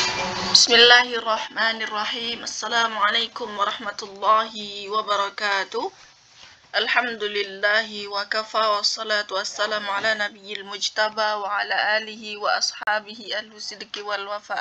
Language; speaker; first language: Arabic; non-native, fluent; Indonesian